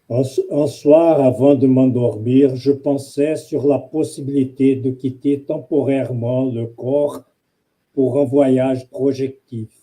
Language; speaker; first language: French; non-native, fluent; Portuguese